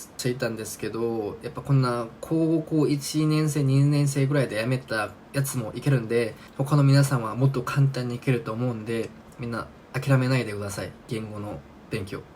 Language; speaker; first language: Japanese; non-native, fluent; Korean